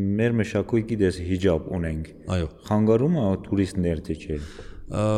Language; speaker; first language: Armenian; non-native, learner; Persian